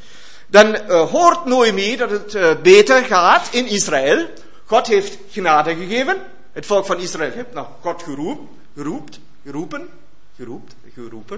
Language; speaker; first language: Dutch; non-native, learner; German